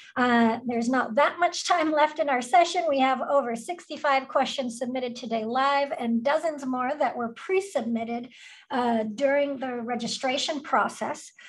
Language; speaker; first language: English; native; English